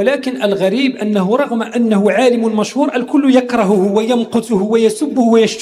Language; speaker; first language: Arabic; native; Arabic